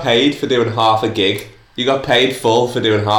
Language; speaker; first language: English; native; English